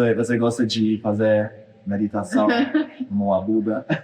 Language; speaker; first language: Portuguese; non-native, fluent; English